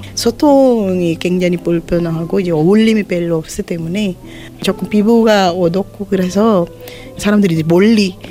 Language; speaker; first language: Korean; non-native, fluent; Sinhala